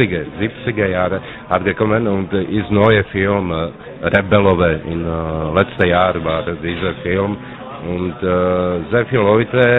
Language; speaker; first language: German; non-native, learner; Czech